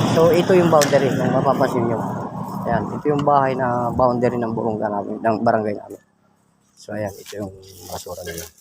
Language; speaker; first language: Filipino; non-native, local second language; Waray